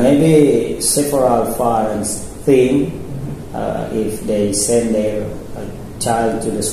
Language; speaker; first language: English; non-native, local second language; Indonesian